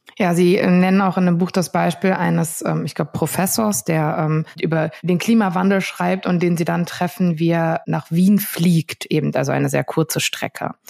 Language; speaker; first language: German; native; German